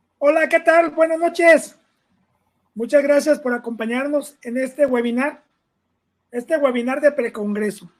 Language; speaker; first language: Spanish; native; Spanish